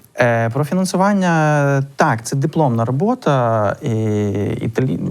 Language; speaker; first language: Ukrainian; non-native, local second language; Russian